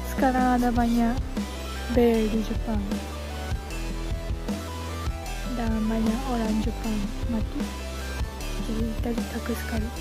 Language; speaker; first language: Indonesian; non-native, learner; Japanese